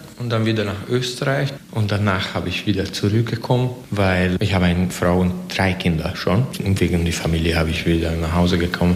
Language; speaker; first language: German; non-native, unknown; Hungarian